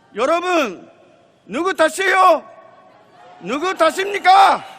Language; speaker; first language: Korean; non-native, fluent; Japanese